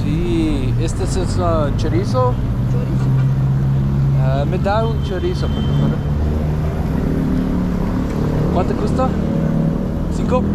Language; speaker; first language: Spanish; non-native, learner; English